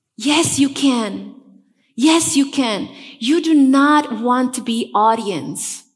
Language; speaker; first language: English; non-native, fluent; Spanish